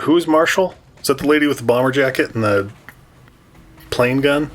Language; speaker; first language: English; native; English